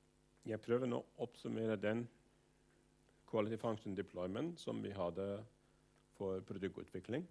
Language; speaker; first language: Norwegian; non-native, fluent; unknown